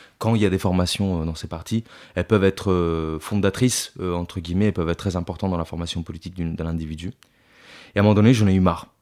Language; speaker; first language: French; non-native, fluent; Italian